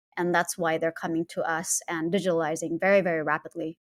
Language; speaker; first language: English; non-native, fluent; Indonesian